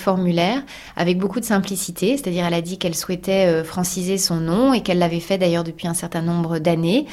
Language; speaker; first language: French; native; French